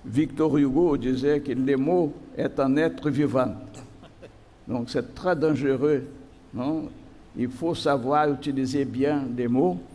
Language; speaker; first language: French; non-native, fluent; Portuguese